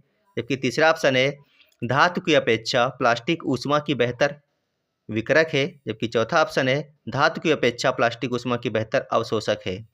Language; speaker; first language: Hindi; native; Hindi